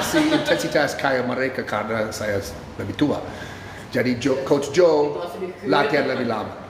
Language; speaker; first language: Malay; non-native, fluent; English